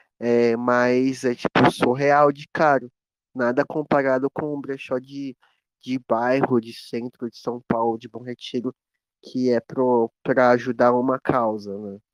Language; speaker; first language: Portuguese; native; Portuguese